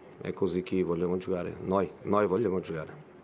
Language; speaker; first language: Italian; non-native, fluent; Portuguese